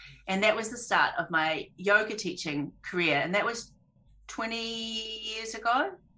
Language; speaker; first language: English; native; English